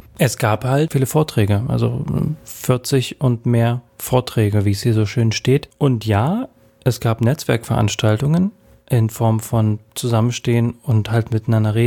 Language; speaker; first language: German; native; German